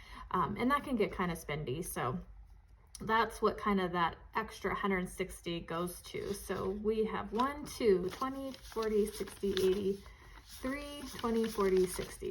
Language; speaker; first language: English; native; English